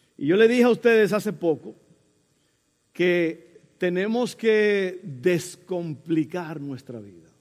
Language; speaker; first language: Spanish; early bilingual, heritage; Spanish